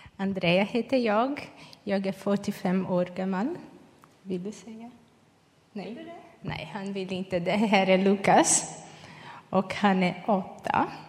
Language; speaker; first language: Swedish; non-native, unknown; Portuguese